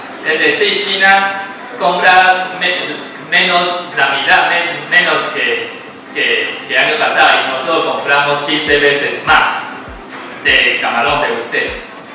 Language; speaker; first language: Spanish; non-native, fluent; Chinese